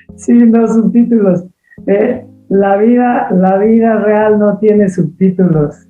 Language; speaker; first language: Spanish; native; Spanish